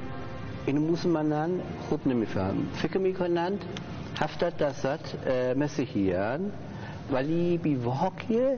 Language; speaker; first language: Persian; non-native, learner; German